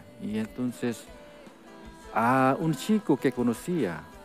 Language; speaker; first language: Spanish; non-native, fluent; Korean